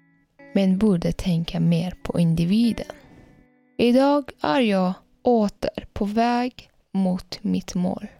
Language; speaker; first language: Swedish; non-native, learner; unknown